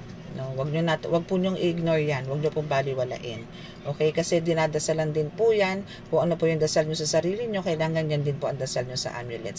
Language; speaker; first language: Filipino; native; Filipino